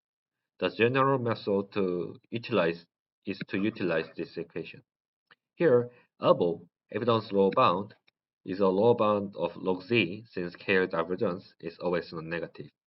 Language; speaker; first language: English; non-native, learner; Korean